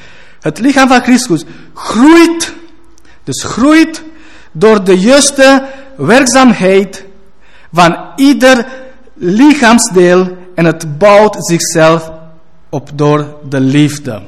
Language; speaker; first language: Dutch; non-native, fluent; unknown